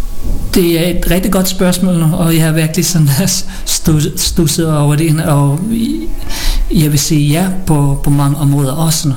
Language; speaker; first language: Danish; non-native, fluent; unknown